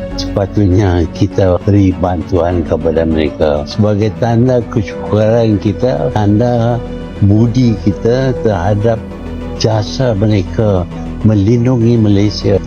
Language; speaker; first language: Malay; native; Malay